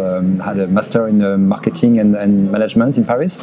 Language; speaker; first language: English; non-native, fluent; French